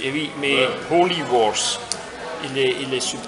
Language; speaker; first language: French; non-native, local second language; Dutch